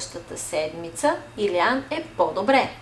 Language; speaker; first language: Bulgarian; non-native, fluent; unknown